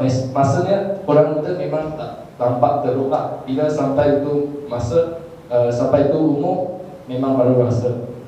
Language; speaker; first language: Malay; non-native, local second language; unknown